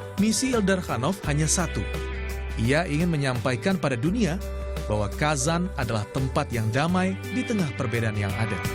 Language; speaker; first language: Indonesian; native; Indonesian